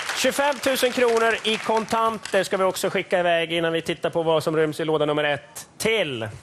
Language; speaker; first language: Swedish; native; Swedish